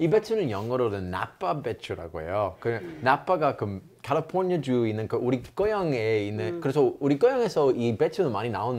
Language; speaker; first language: Korean; non-native, learner; English